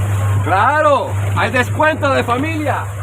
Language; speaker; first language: Spanish; non-native, learner; English